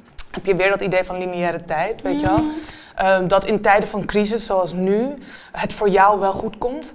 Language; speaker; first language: Dutch; native; Dutch